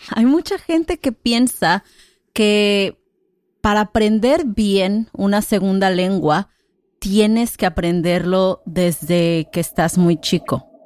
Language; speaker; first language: Spanish; native; Spanish